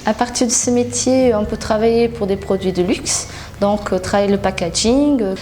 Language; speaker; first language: French; non-native, fluent; Portuguese